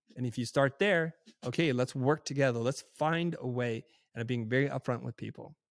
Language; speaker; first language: English; native; English